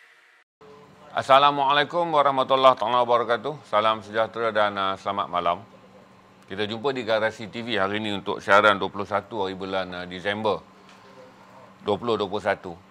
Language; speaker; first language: Malay; native; Malay